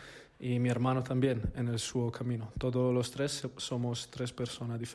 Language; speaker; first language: Spanish; non-native, learner; Italian